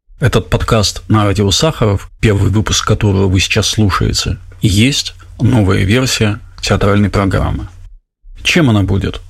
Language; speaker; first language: Russian; native; Russian